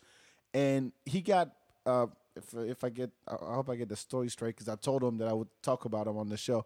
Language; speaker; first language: English; non-native, fluent; Wolof